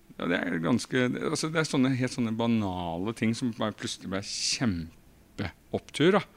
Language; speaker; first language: Norwegian; native; Norwegian